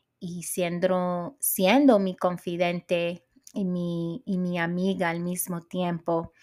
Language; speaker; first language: Spanish; early bilingual, heritage; Spanish